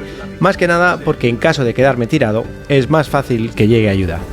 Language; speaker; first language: Spanish; native; Spanish